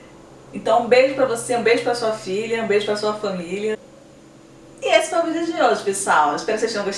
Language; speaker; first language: Portuguese; native; Portuguese